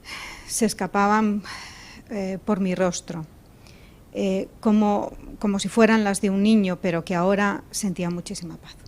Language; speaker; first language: Spanish; native; Spanish